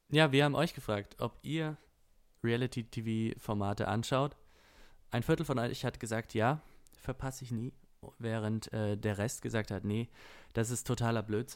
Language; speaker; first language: German; native; German